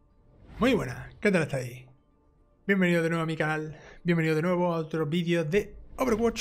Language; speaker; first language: Spanish; native; Spanish